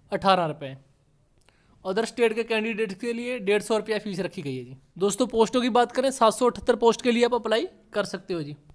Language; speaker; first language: Hindi; non-native, local second language; Punjabi